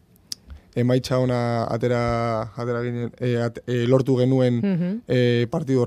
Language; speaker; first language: Basque; non-native, local second language; Spanish